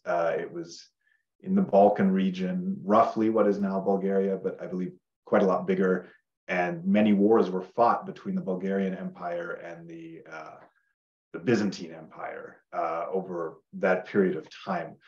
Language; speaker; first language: English; native; English